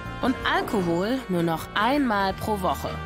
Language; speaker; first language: German; native; German